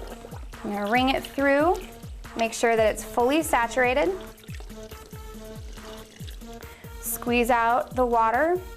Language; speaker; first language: English; native; English